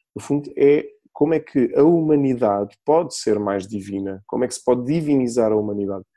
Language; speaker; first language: Portuguese; native; Portuguese